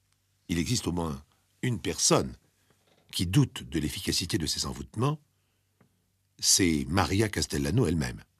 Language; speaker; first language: French; native; French